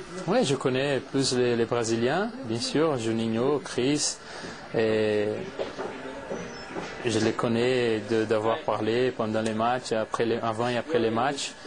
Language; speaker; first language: French; non-native, fluent; Portuguese